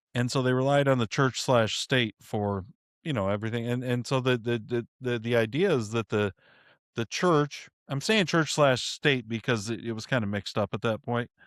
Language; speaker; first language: English; native; English